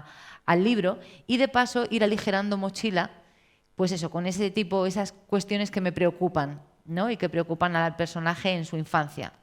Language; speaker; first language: Spanish; native; Spanish